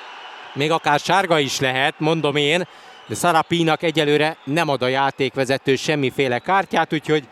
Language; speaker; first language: Hungarian; native; Hungarian